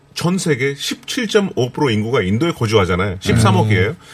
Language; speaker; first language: Korean; non-native, fluent; Hindi